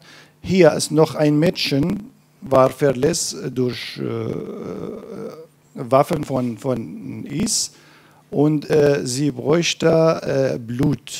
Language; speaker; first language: German; non-native, fluent; Kurdish